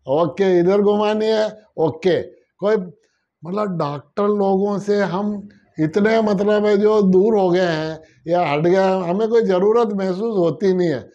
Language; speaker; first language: Hindi; native; Hindi